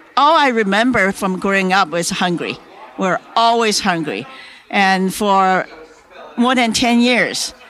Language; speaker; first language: English; non-native, fluent; Chinese